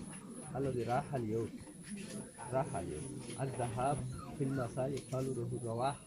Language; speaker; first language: Arabic; non-native, fluent; Rohingya